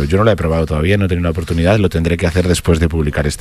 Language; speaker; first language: Spanish; native; Spanish